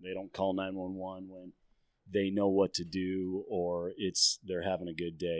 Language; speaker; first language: English; native; English